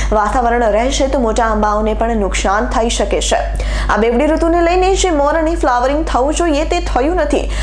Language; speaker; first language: Gujarati; native; Gujarati